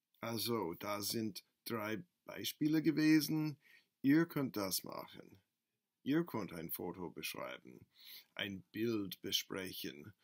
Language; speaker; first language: German; non-native, fluent; English